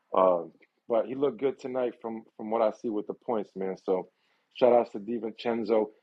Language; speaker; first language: English; native; English